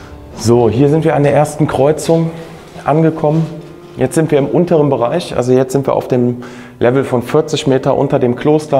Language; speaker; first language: German; native; German